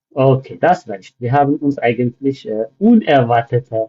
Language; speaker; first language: German; non-native, fluent; Amharic